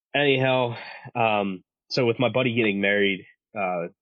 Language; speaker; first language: English; native; English